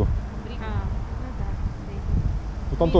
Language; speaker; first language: Russian; native; Russian